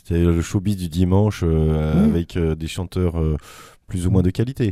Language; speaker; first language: French; native; French